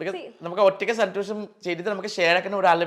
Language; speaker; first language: Malayalam; non-native, learner; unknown